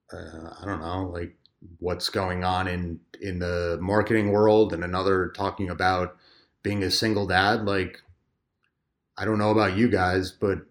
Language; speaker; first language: English; native; English